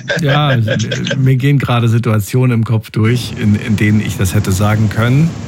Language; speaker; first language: German; native; German